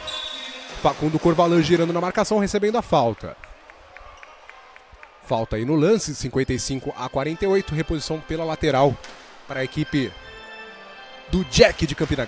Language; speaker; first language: Portuguese; native; Portuguese